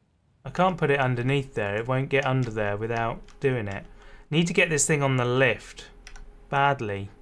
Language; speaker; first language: English; native; English